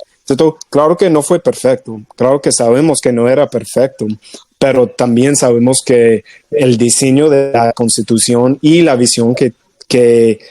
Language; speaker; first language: Spanish; non-native, fluent; English